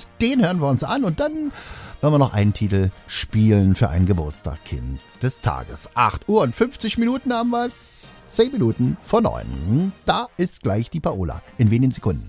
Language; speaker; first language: German; native; German